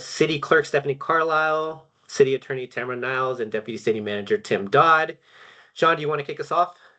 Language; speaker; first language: English; native; English